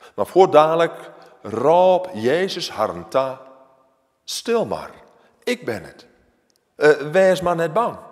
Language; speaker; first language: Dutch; non-native, local second language; Western Frisian